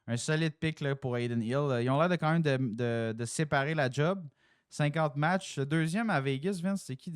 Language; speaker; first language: French; native; French